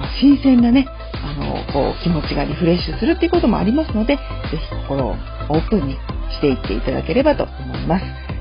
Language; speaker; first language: Japanese; native; Japanese